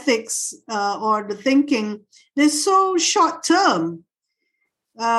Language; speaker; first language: English; non-native, local second language; Malay